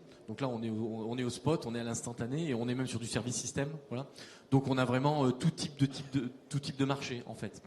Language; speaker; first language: French; native; French